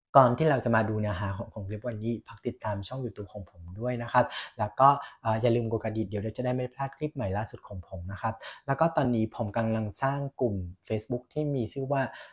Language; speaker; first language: Thai; non-native, fluent; Vietnamese